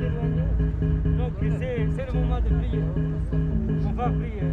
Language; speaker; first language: French; non-native, local second language; Arabic